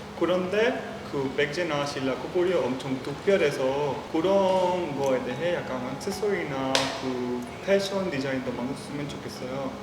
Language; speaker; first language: Korean; non-native, learner; Spanish